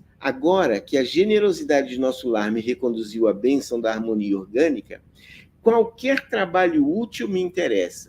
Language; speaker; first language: Portuguese; native; Portuguese